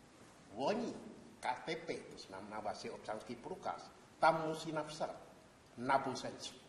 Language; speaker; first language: Czech; non-native, learner; Indonesian